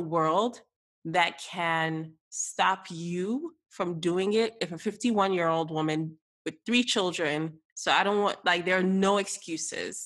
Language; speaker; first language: English; native; English